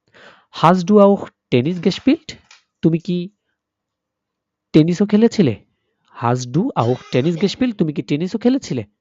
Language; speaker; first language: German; non-native, fluent; Bangla